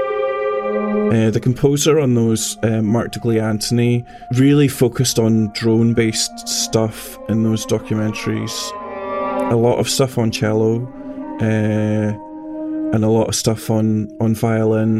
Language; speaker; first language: English; native; English